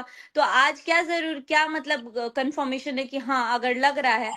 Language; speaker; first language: Hindi; native; Hindi